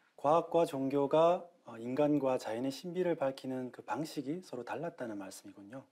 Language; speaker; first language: Korean; native; Korean